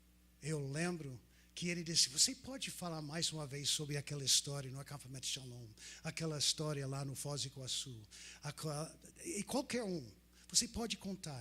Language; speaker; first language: Portuguese; non-native, fluent; English